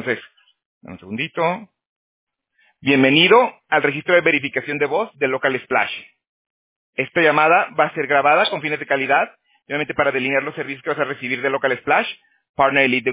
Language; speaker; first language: Spanish; native; Spanish